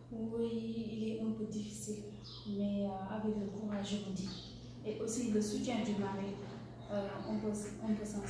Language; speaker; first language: French; non-native, local second language; Wolof